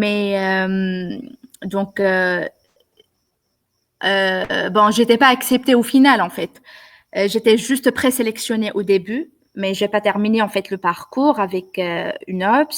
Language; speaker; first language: French; non-native, local second language; Arabic